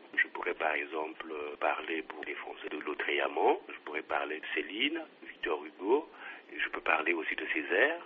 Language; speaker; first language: French; non-native, local second language; Kongo